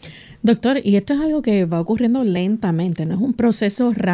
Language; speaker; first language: Spanish; native; Spanish